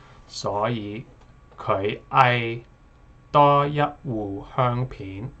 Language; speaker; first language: Cantonese; non-native, learner; English